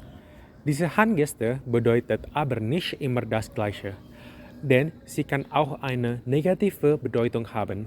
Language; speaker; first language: German; non-native, learner; Indonesian